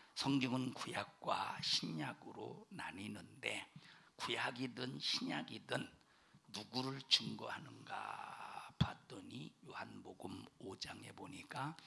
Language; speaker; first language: Korean; native; Korean